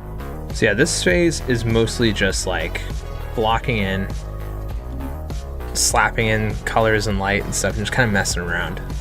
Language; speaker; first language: English; native; English